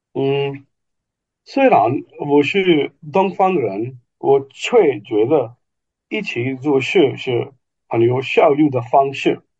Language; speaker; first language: Chinese; non-native, learner; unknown